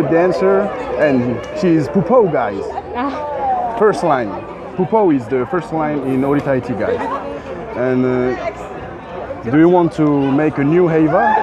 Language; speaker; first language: English; non-native, learner; French